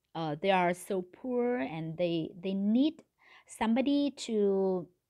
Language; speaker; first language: English; non-native, learner; Vietnamese